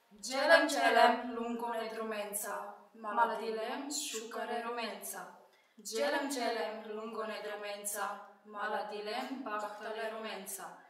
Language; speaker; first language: Slovenian; non-native, local second language; Romany